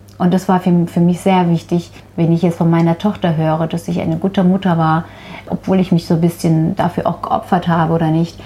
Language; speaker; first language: German; non-native, fluent; Turkish